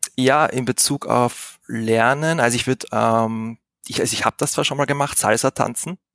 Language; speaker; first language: German; native; German